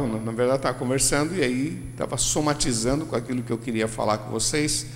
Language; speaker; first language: Portuguese; native; Portuguese